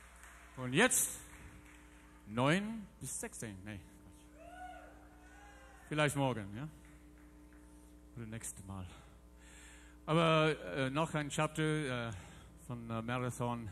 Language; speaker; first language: German; non-native, learner; English